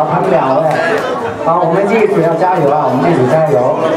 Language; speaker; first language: Chinese; native; Chinese